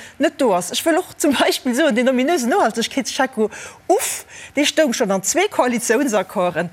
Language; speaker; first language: Luxembourgish; native; Luxembourgish